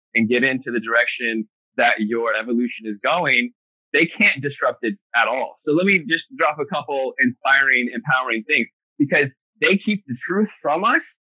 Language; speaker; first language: English; native; English